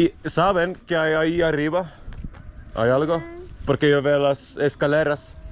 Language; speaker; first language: Spanish; non-native, learner; Finnish